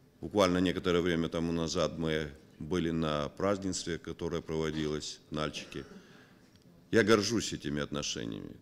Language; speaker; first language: Russian; non-native, local second language; Abkhazian